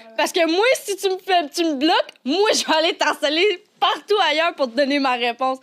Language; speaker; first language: French; native; French